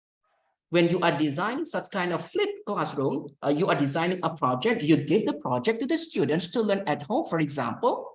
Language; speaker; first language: English; non-native, fluent; Indonesian